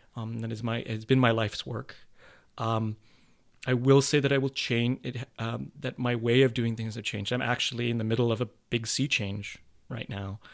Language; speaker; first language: English; native; English